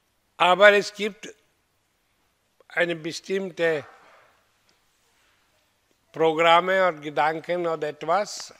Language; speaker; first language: German; non-native, fluent; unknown